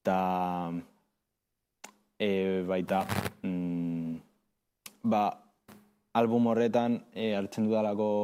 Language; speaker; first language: Basque; non-native, local second language; Spanish